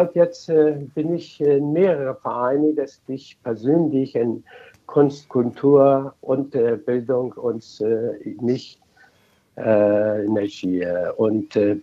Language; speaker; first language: German; non-native, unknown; Persian